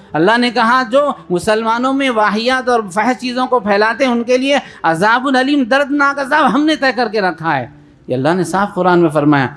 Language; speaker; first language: Urdu; native; Urdu